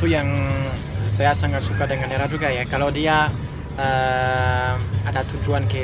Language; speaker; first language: Indonesian; non-native, fluent; French